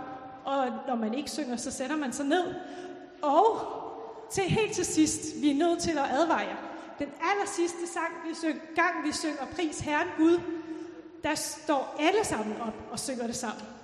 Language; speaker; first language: Danish; native; Danish